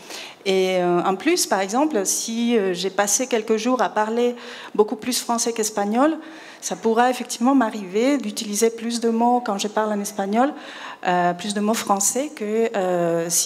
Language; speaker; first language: French; non-native, fluent; Spanish